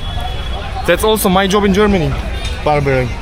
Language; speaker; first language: English; non-native, learner; Turkish